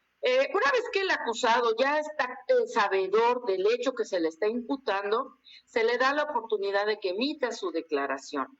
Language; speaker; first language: Spanish; native; Spanish